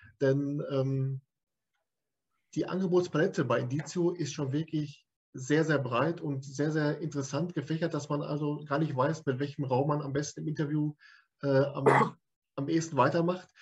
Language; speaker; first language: German; native; German